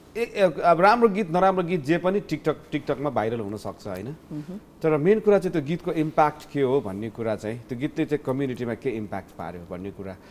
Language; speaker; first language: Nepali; native; Nepali